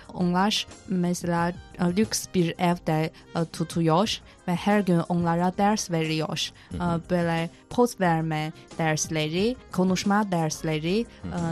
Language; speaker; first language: Turkish; non-native, fluent; Chinese